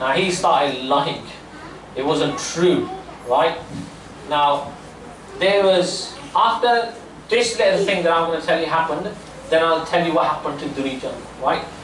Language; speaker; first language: English; early bilingual, other home language; Punjabi